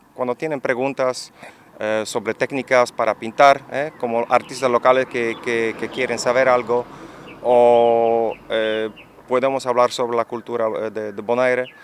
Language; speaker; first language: Spanish; non-native, fluent; Dutch